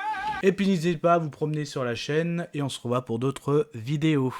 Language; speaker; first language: French; native; French